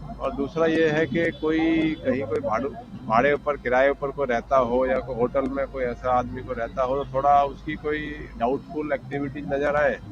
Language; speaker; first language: Hindi; non-native, local second language; Gujarati